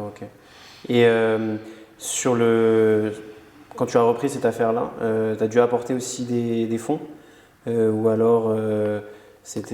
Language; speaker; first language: French; native; French